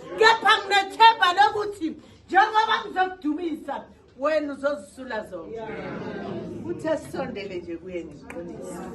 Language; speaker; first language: Zulu; native; Zulu